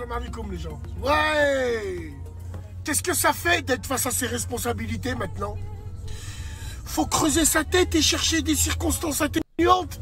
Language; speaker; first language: French; native; French